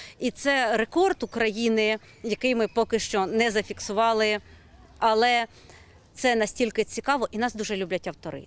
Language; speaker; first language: Ukrainian; native; Ukrainian